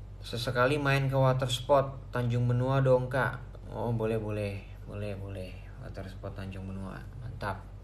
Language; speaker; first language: Indonesian; native; Indonesian